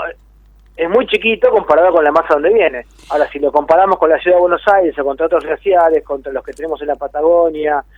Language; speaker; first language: Spanish; native; Spanish